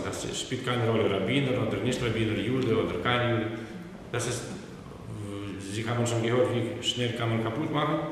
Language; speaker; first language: German; non-native, learner; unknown